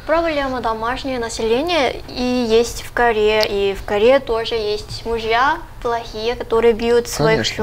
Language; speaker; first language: Russian; non-native, learner; Korean